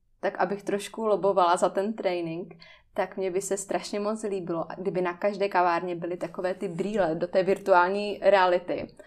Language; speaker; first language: Czech; native; Czech